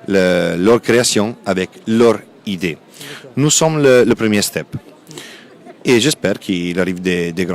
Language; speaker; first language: French; non-native, fluent; Italian